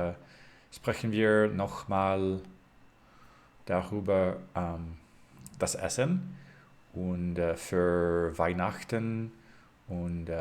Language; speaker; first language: German; non-native, learner; English